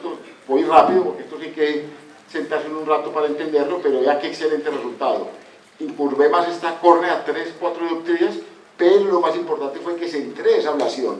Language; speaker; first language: Spanish; native; Spanish